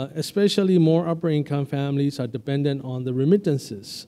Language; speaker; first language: English; non-native, fluent; Burmese